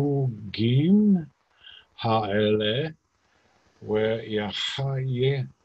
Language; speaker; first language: Hebrew; non-native, learner; English